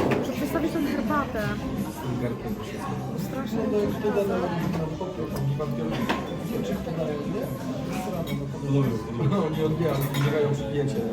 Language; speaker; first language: Polish; native; Polish